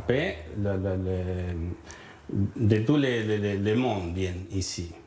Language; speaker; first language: French; non-native, learner; Spanish